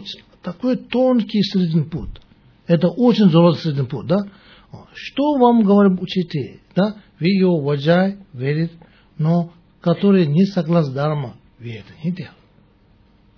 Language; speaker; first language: Russian; non-native, learner; Tibetan